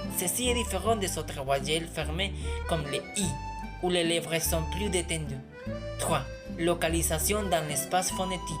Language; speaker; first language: French; non-native, learner; Spanish